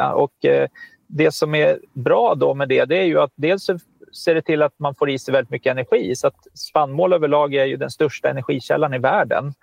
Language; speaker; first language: Swedish; native; Swedish